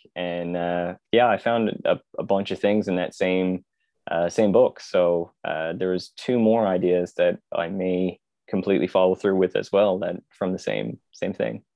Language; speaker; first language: English; native; English